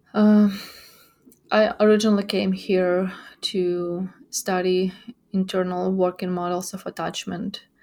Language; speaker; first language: English; non-native, fluent; Ukrainian